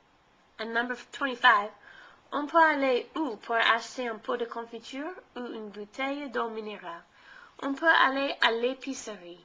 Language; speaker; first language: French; non-native, fluent; English